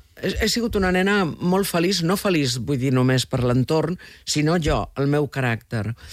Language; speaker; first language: Catalan; early bilingual, heritage; Catalan